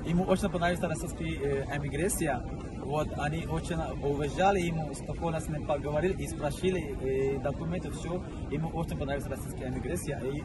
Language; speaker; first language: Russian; non-native, fluent; Urdu